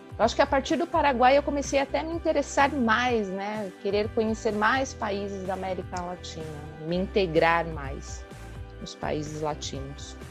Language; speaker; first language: Portuguese; native; Portuguese